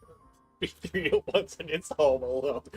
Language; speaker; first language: English; native; English